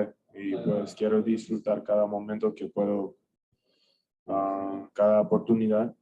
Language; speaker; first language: Spanish; early bilingual, heritage; English